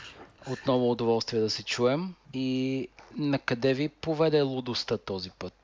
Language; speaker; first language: Bulgarian; native; Bulgarian